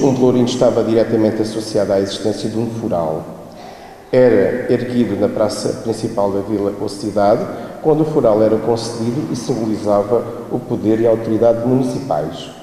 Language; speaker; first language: Portuguese; native; Portuguese